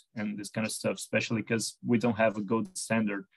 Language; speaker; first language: English; non-native, fluent; Portuguese